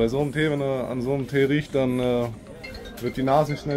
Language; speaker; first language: German; native; German